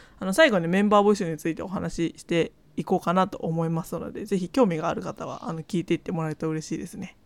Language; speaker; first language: Japanese; non-native, fluent; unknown